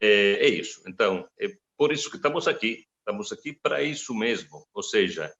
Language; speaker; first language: Portuguese; non-native, fluent; Italian